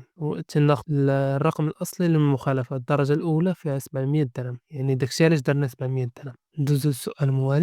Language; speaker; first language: Arabic; native; Arabic